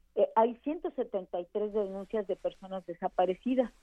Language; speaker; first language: Spanish; native; Spanish